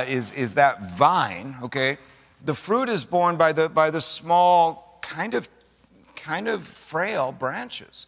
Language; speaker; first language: English; native; English